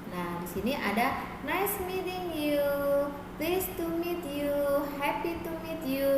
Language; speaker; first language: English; non-native, fluent; Indonesian